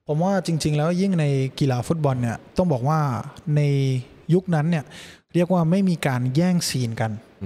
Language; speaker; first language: Thai; early bilingual, other home language; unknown